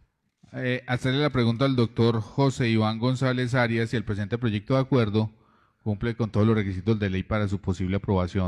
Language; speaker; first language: Spanish; native; Spanish